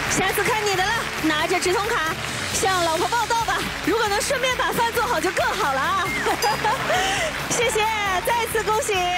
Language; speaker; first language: Chinese; native; Chinese